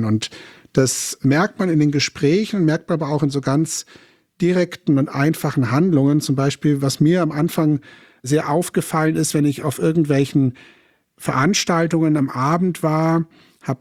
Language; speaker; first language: German; native; German